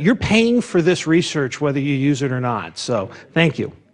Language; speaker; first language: English; native; English